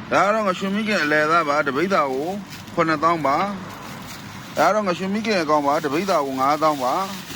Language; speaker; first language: Burmese; native; Burmese